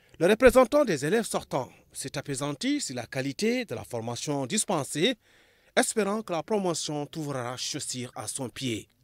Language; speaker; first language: French; non-native, local second language; Arabic